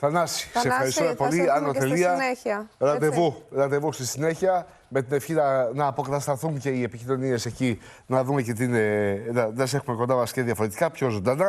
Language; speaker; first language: Greek; native; Greek